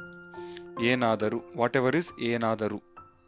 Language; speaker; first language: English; non-native, local second language; Kannada